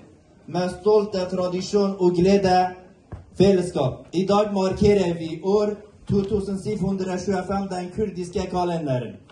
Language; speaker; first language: Norwegian; non-native, fluent; Central Kurdish